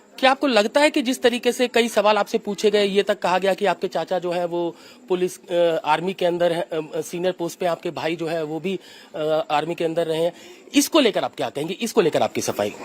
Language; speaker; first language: Hindi; native; Hindi